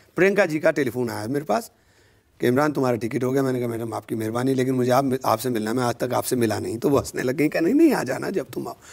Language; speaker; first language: Hindi; native; Hindi